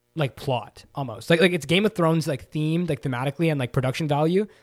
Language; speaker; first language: English; native; English